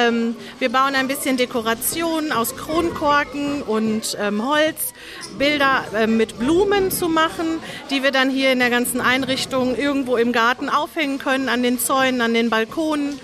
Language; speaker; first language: German; native; German